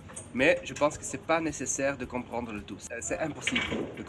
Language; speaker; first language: French; non-native, fluent; Dutch